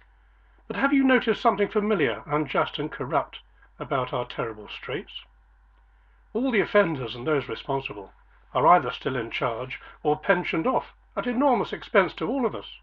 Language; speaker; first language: English; native; English